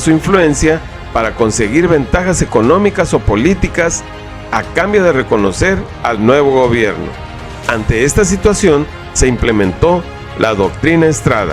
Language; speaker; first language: Spanish; native; Spanish